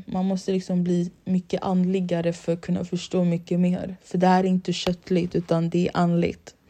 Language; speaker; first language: Swedish; early bilingual, other home language; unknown